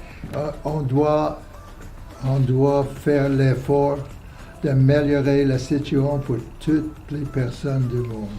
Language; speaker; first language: French; non-native, fluent; English